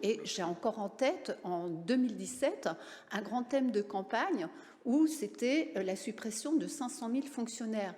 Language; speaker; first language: French; native; French